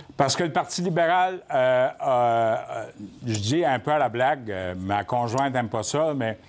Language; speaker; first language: French; native; French